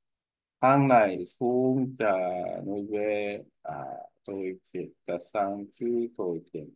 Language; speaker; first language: Vietnamese; non-native, learner; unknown